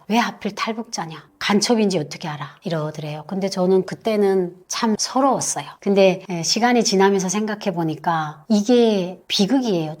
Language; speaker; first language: Korean; native; Korean